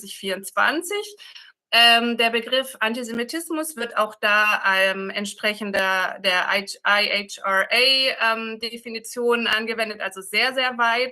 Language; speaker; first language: German; native; German